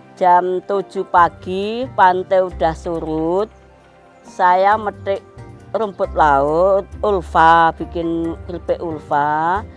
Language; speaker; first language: Indonesian; non-native, local second language; Javanese